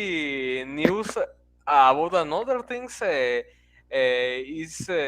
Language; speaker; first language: English; non-native, learner; Spanish